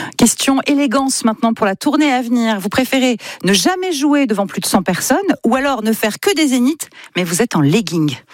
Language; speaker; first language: French; native; French